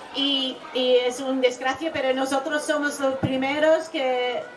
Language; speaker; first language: Spanish; non-native, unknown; English